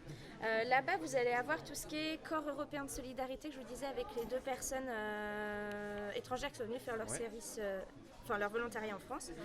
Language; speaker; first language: French; native; French